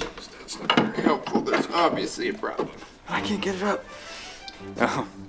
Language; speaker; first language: English; native; English